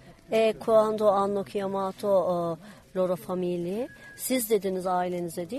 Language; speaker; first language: Italian; non-native, learner; Kurdish